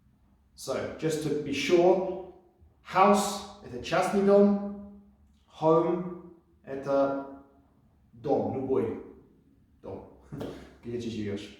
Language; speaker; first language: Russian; non-native, fluent; English